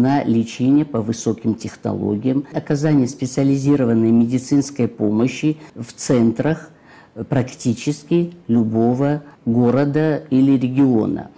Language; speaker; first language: Russian; native; Russian